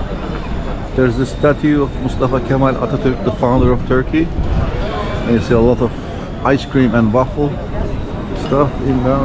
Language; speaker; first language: English; non-native, fluent; Turkish